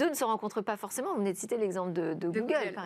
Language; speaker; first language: French; native; French